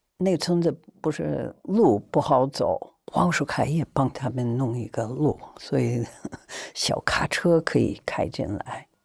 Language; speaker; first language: Chinese; non-native, fluent; English